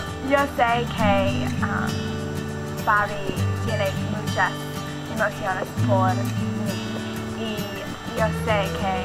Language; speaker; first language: Spanish; non-native, learner; English